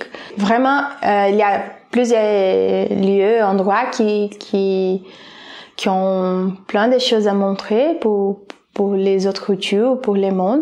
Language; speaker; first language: French; non-native, fluent; Portuguese